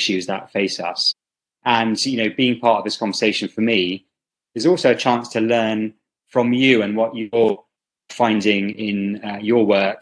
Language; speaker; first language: English; native; English